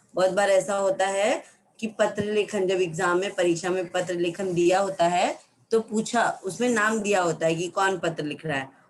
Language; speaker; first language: Hindi; non-native, local second language; Marathi